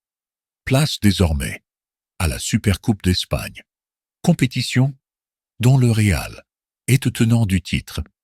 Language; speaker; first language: French; native; French